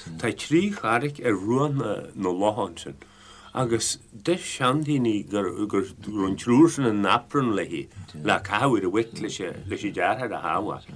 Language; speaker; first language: Irish; native; Irish